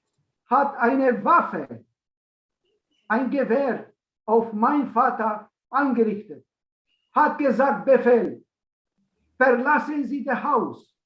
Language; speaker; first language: German; non-native, learner; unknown